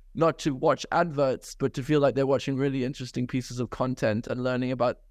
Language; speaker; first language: English; native; English